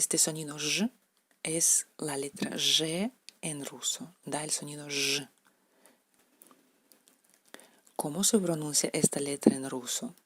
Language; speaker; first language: Spanish; non-native, fluent; Russian